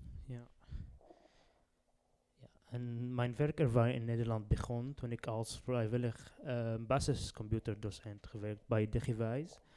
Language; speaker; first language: Dutch; non-native, learner; Arabic